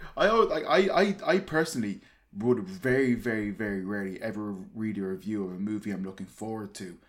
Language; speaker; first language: English; native; English